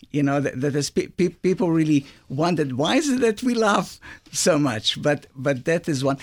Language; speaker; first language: English; non-native, fluent; Hebrew